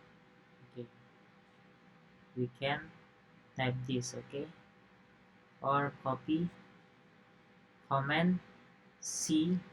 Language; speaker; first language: English; non-native, learner; Indonesian